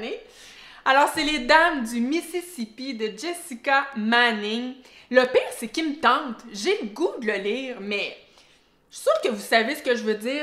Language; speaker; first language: French; native; French